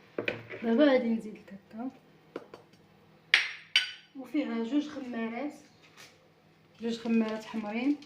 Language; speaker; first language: Arabic; native; Arabic